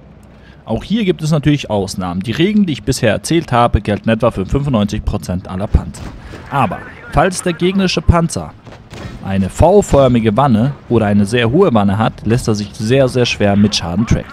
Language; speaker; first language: German; native; German